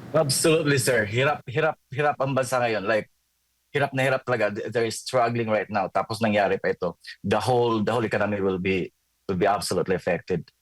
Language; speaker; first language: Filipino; non-native, local second language; Cebuano